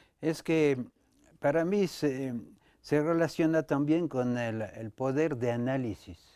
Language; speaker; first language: Spanish; non-native, fluent; French